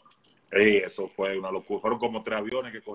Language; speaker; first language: Spanish; native; Spanish